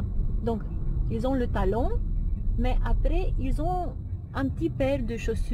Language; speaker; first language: French; non-native, fluent; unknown